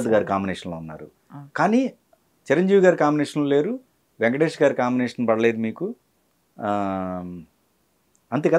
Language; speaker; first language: Telugu; native; Telugu